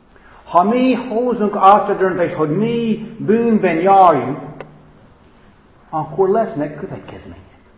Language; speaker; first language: Hungarian; non-native, fluent; English